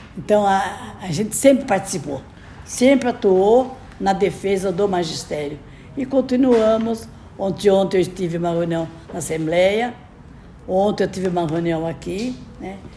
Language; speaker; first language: Portuguese; native; Portuguese